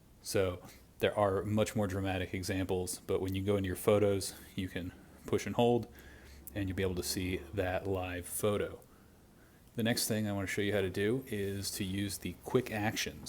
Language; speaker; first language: English; native; English